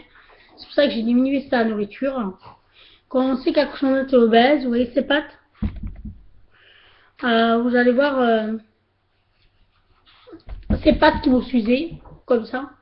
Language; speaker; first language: French; native; French